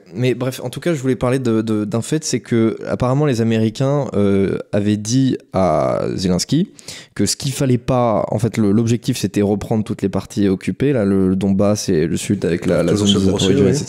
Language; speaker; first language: French; native; French